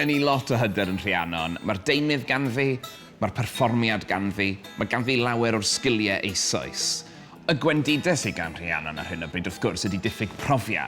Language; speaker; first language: Welsh; native; Welsh